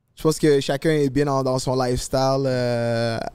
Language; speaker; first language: French; native; French